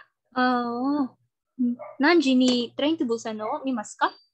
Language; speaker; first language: Japanese; non-native, learner; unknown